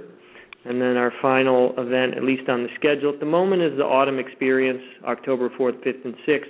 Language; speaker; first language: English; native; English